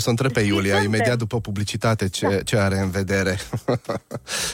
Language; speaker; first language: Romanian; native; Romanian